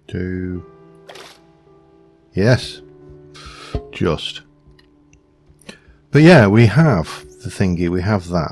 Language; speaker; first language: English; native; English